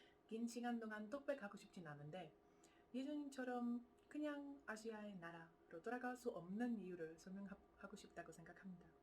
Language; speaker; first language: Korean; non-native, fluent; Czech